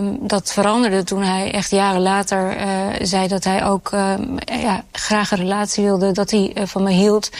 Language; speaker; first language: Dutch; early bilingual, other home language; Urdu